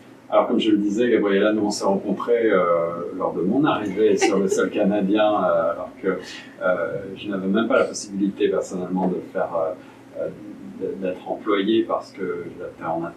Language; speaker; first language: French; native; French